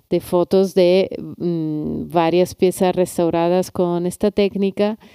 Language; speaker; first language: Spanish; non-native, fluent; Italian